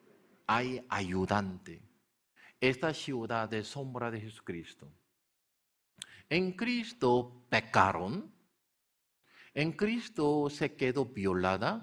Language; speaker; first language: Spanish; non-native, learner; Korean